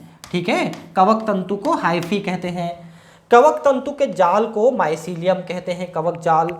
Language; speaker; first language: Hindi; native; Hindi